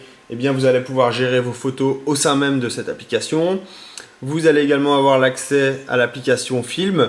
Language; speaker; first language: French; native; French